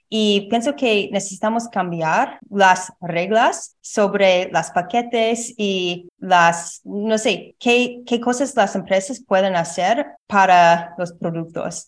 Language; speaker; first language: Spanish; non-native, learner; English